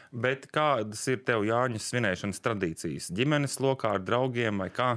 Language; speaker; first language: Latvian; native; Latvian